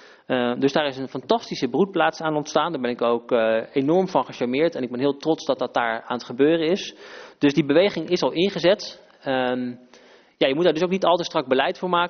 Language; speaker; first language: Dutch; native; Dutch